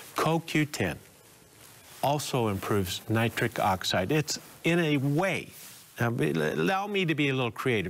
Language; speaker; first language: English; native; English